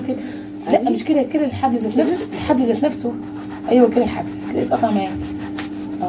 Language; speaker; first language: Arabic; native; Arabic